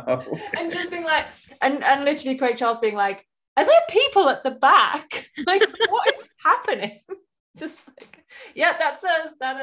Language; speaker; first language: English; native; English